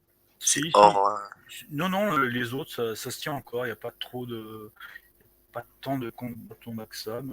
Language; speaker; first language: French; native; French